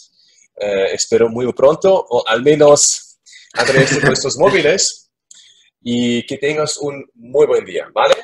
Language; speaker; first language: Spanish; non-native, learner; German